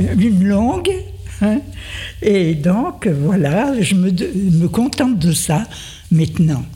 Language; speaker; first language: French; native; French